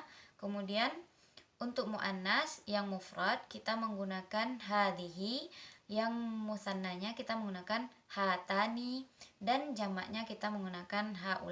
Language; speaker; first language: Indonesian; native; Indonesian